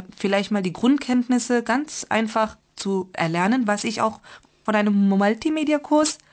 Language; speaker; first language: German; non-native, fluent; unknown